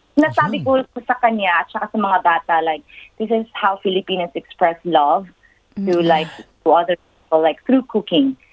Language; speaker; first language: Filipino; non-native, local second language; Cebuano